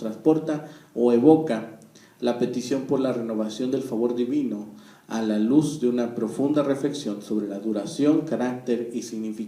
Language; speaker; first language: Spanish; native; Spanish